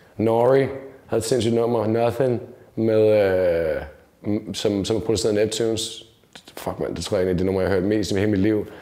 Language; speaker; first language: Danish; native; Danish